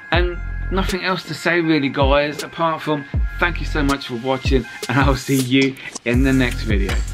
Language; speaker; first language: English; native; English